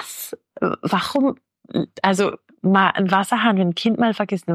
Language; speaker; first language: German; native; German